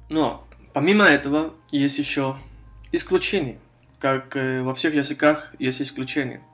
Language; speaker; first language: Russian; non-native, fluent; Spanish